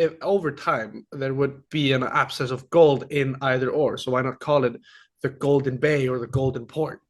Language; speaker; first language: English; non-native, fluent; Icelandic